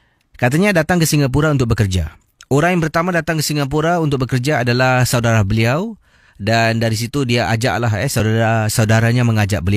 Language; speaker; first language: Malay; native; Malay